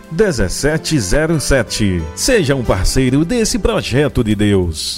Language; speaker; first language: Portuguese; native; Portuguese